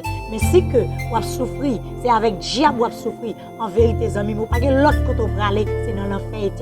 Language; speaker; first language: French; non-native, learner; Haitian Creole